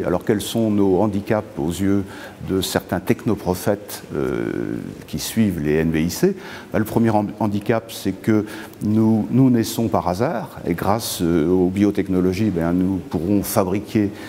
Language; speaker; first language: French; native; French